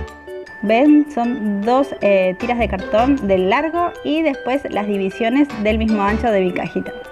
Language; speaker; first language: Spanish; native; Spanish